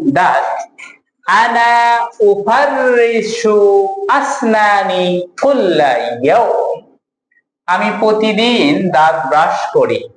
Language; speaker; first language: Bangla; native; Bangla